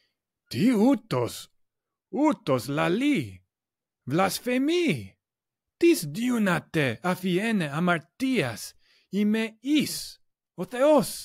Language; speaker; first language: Greek; non-native, fluent; English